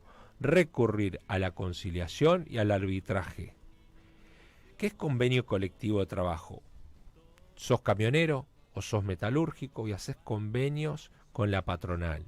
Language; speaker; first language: Spanish; native; Spanish